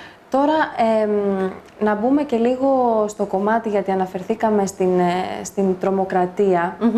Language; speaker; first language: Greek; native; Greek